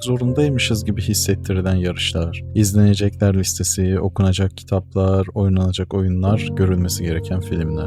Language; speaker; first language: Turkish; native; Turkish